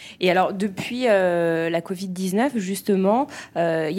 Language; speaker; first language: French; native; French